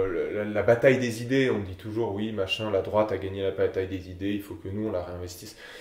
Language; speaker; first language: French; native; French